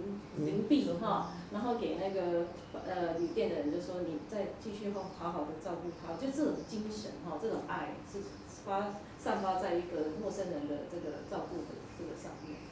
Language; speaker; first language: Chinese; native; Chinese